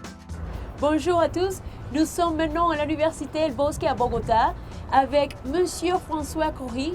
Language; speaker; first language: French; non-native, fluent; Spanish